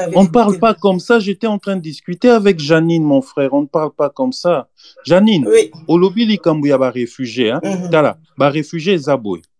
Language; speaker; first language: French; non-native, local second language; Lingala